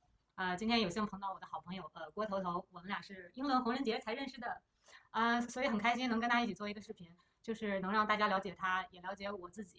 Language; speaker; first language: Chinese; native; Chinese